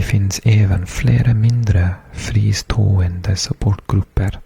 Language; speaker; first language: Swedish; non-native, fluent; English